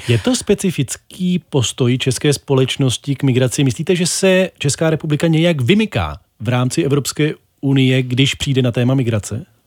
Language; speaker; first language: Czech; native; Czech